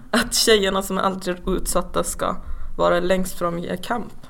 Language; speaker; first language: Swedish; non-native, fluent; Persian